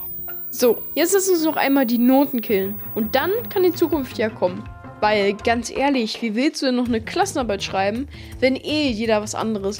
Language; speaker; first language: German; native; German